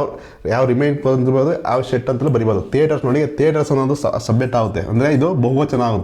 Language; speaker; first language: Kannada; native; Kannada